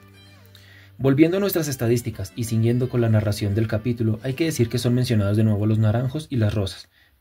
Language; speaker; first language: Spanish; native; Spanish